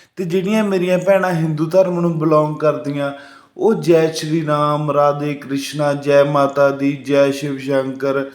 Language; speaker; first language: Punjabi; native; Punjabi